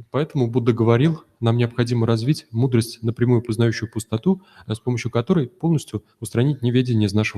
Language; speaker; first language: Russian; native; Russian